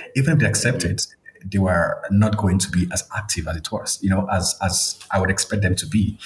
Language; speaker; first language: English; non-native, local second language; Yoruba